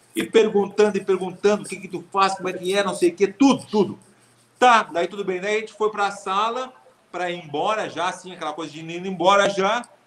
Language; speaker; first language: Portuguese; native; Portuguese